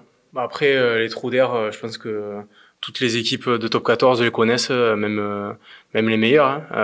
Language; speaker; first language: French; native; French